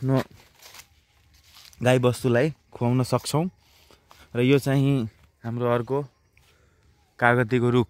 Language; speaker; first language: Nepali; non-native, local second language; Maithili